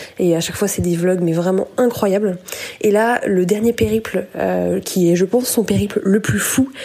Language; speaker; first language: French; native; French